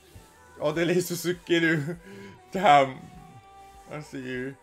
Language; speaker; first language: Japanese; non-native, learner; English